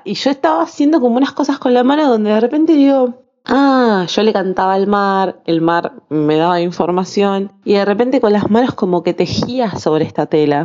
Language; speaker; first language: Spanish; native; Spanish